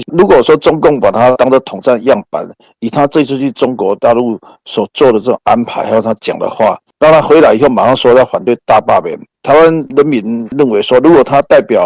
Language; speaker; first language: Chinese; native; Chinese